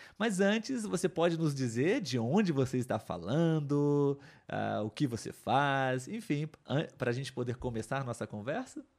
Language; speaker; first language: Portuguese; native; Portuguese